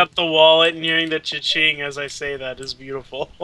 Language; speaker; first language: English; native; English